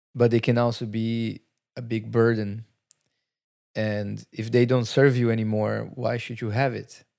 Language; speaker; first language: English; non-native, fluent; Portuguese